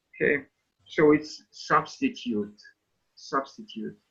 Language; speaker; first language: English; non-native, fluent; Russian